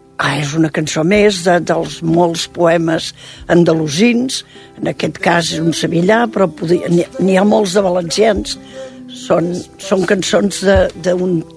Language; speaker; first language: Catalan; native; Catalan